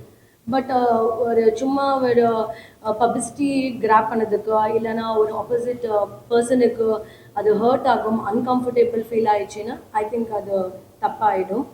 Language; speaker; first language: Tamil; non-native, learner; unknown